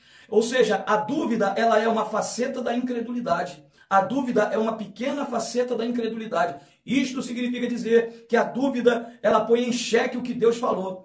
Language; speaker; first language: Portuguese; native; Portuguese